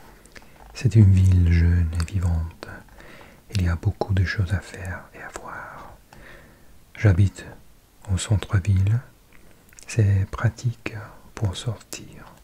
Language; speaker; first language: French; non-native, learner; English